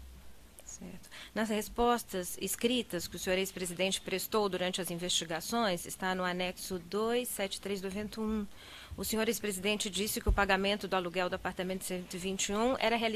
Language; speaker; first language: Portuguese; native; Portuguese